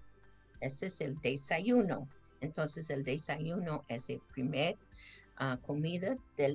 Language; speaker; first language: Spanish; non-native, fluent; English